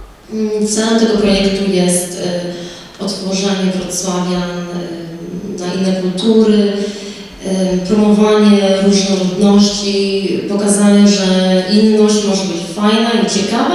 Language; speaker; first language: Polish; early bilingual, heritage; Polish